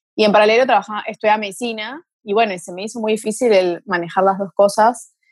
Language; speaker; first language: Spanish; early bilingual, other home language; Portuguese